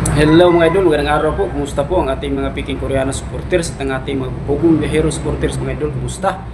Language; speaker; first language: Filipino; non-native, local second language; Cebuano